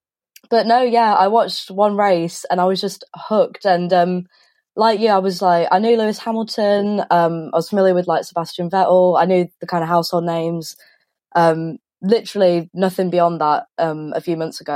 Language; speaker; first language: English; native; English